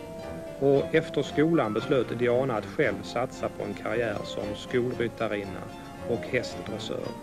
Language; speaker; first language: Swedish; native; Swedish